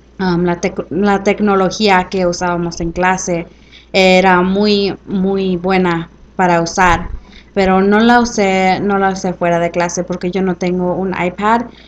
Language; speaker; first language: Spanish; early bilingual, heritage; Spanish